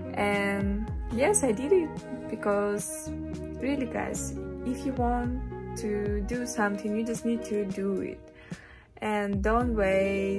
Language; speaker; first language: English; non-native, fluent; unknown